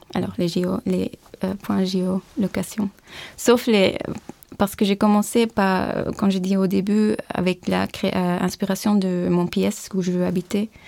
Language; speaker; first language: French; non-native, fluent; Turkish